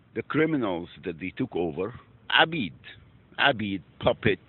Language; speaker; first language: English; non-native, fluent; Arabic